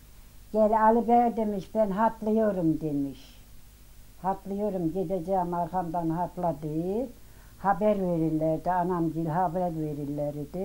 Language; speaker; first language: Turkish; native; Turkish